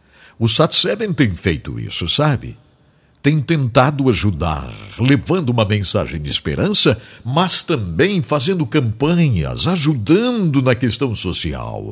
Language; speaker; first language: Portuguese; native; Portuguese